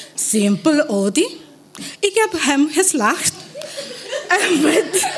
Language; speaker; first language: Dutch; non-native, learner; Spanish